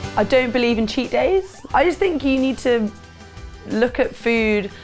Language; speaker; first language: English; native; English